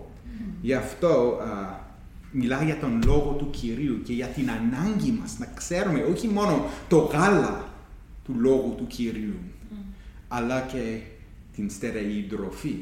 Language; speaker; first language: Greek; non-native, fluent; English